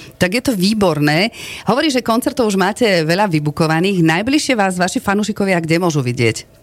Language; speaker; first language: Slovak; native; Slovak